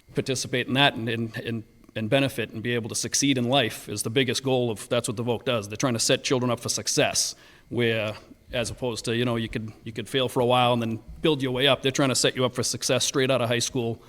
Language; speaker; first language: English; native; English